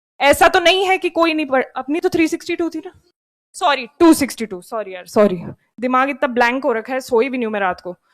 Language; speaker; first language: Hindi; native; Hindi